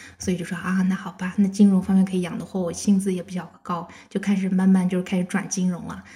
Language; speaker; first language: Chinese; non-native, local second language; Kazakh